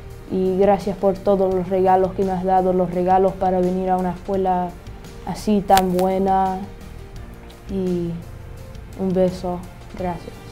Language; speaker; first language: Spanish; early bilingual, heritage; Spanish